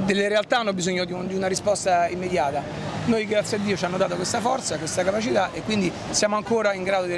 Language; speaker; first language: Italian; native; Italian